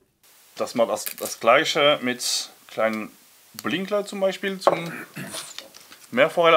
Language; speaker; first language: German; non-native, learner; French